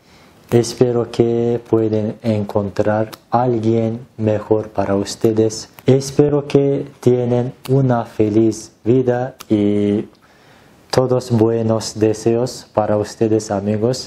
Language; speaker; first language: Spanish; non-native, learner; Turkish